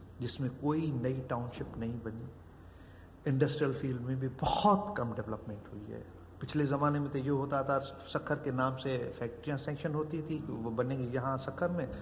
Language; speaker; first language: Urdu; non-native, local second language; Sindhi